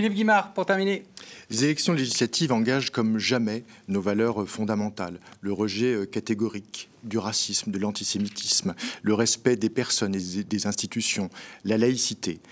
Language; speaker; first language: French; native; French